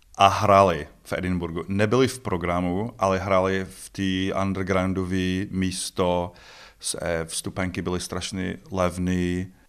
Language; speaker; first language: Czech; non-native, learner; English